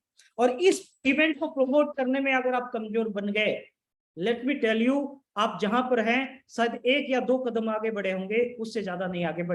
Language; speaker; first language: Hindi; native; Hindi